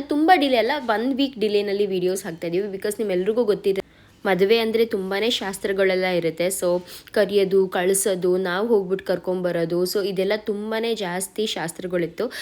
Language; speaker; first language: Kannada; native; Kannada